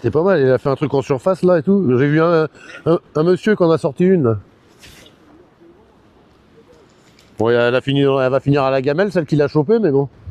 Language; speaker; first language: French; native; French